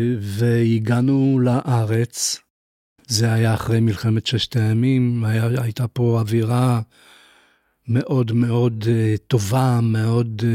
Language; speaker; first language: Hebrew; non-native, fluent; Polish